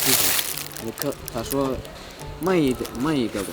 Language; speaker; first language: Chinese; non-native, fluent; Turkmen